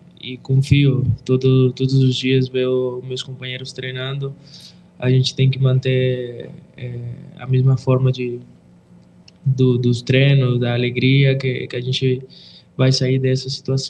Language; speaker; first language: Portuguese; non-native, fluent; Spanish